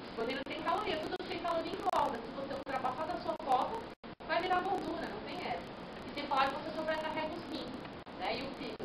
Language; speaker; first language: Portuguese; native; Portuguese